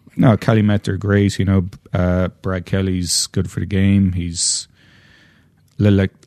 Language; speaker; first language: English; native; English